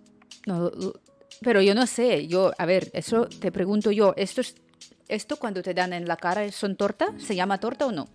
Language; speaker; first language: Spanish; non-native, fluent; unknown